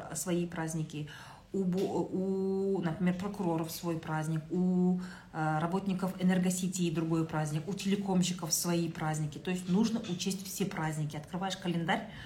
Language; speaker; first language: Russian; non-native, local second language; Kazakh